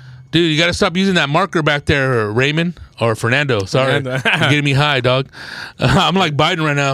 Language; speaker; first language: English; early bilingual, other home language; Spanish